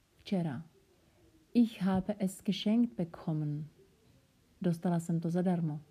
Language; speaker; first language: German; non-native, fluent; Czech